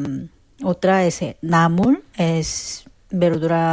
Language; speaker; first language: Spanish; non-native, fluent; Korean